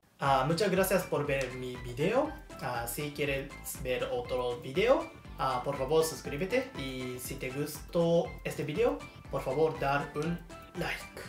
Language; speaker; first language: Spanish; non-native, learner; Japanese